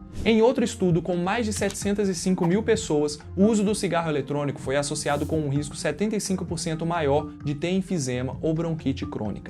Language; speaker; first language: Portuguese; native; Portuguese